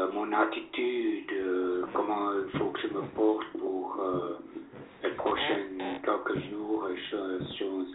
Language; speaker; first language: French; non-native, fluent; English